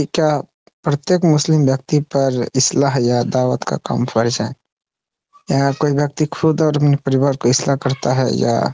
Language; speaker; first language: Hindi; native; Hindi